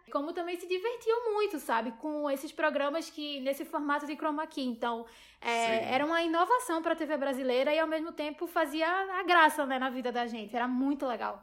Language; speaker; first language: Portuguese; native; Portuguese